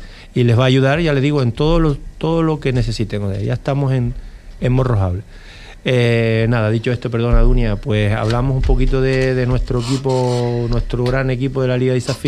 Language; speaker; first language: Spanish; native; Spanish